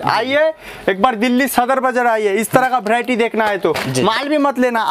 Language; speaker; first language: Hindi; non-native, local second language; Bangla